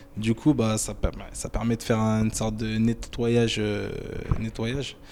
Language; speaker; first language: French; native; French